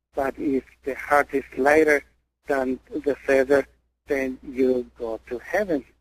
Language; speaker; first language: English; non-native, fluent; Spanish